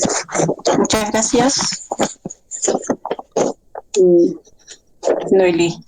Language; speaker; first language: Spanish; native; Spanish